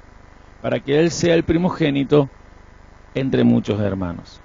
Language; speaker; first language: Spanish; native; Spanish